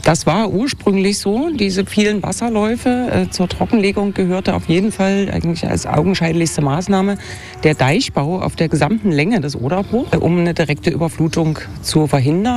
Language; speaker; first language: German; native; German